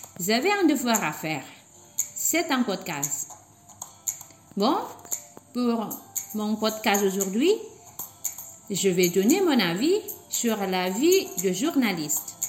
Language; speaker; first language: French; non-native, fluent; Indonesian